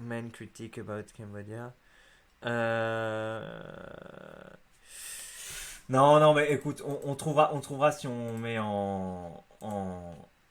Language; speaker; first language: French; native; French